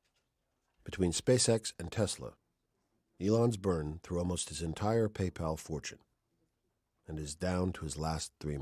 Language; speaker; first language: English; native; English